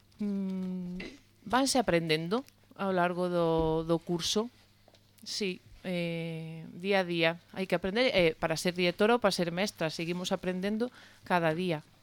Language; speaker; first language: Galician; native; Galician